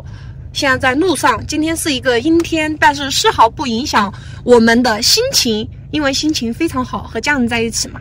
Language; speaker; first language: Chinese; native; Chinese